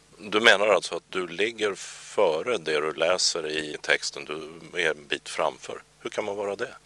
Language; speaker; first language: Swedish; native; Swedish